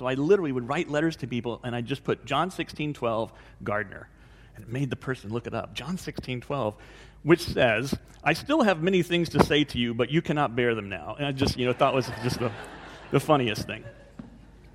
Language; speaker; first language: English; native; English